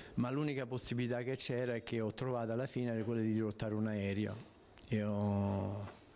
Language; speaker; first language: Italian; native; Italian